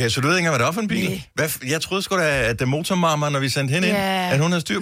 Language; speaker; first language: Danish; native; Danish